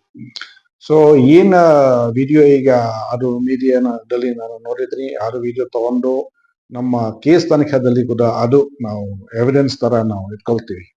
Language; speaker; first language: Kannada; non-native, learner; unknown